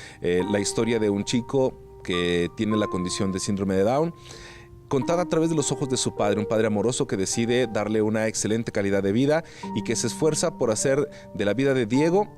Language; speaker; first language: Spanish; native; Spanish